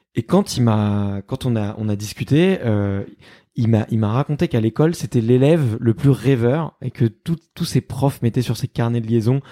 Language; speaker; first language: French; native; French